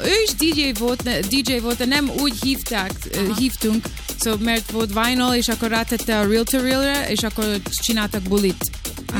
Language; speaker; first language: Hungarian; early bilingual, heritage; Hungarian